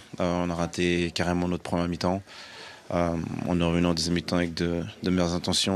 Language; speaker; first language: French; native; French